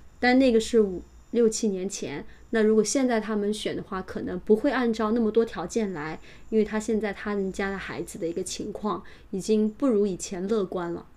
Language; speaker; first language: Chinese; native; Chinese